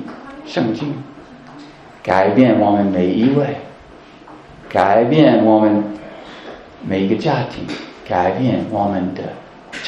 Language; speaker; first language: Chinese; non-native, fluent; English